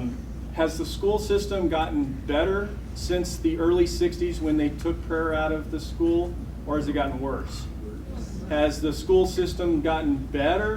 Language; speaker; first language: English; native; English